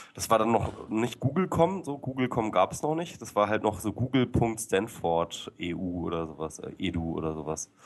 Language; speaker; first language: German; native; German